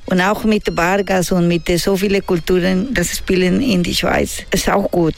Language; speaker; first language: German; non-native, learner; Spanish